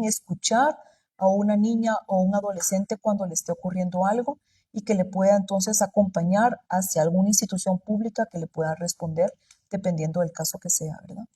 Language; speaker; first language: Spanish; native; Spanish